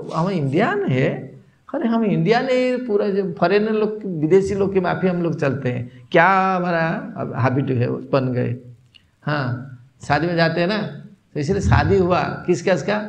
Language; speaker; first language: Hindi; non-native, local second language; Odia